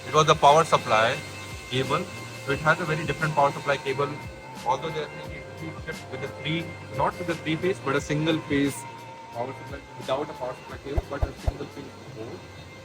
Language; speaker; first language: English; non-native, local second language; Hindi